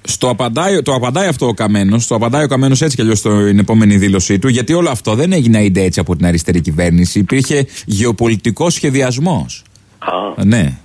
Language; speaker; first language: Greek; native; Greek